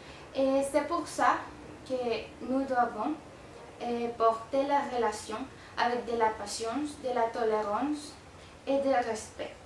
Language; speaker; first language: French; non-native, learner; Spanish